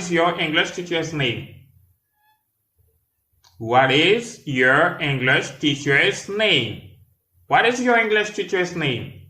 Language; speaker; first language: English; non-native, learner; Haitian Creole